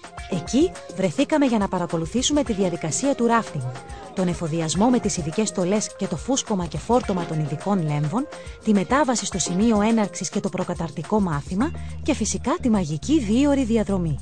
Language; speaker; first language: Greek; native; Greek